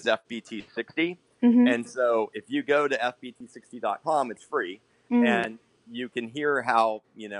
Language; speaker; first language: English; native; English